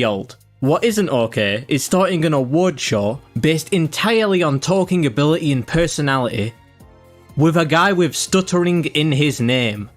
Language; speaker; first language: English; native; English